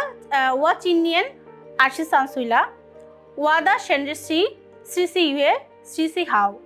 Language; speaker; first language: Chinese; non-native, learner; Bangla